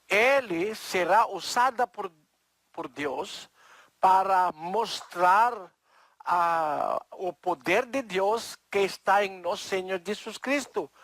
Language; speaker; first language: Portuguese; non-native, learner; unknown